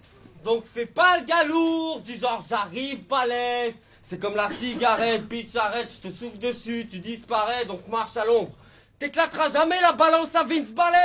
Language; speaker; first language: French; native; French